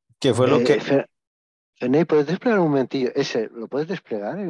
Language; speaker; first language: Spanish; native; Spanish